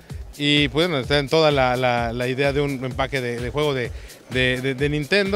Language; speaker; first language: Spanish; native; Spanish